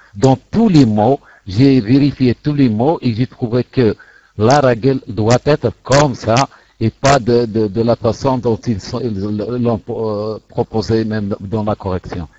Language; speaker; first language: French; non-native, local second language; Arabic